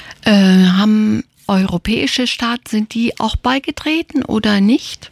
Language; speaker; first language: German; native; German